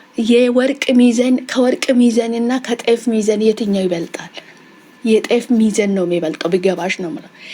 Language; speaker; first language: Amharic; native; Amharic